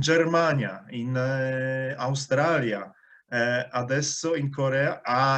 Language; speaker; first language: Italian; non-native, fluent; Polish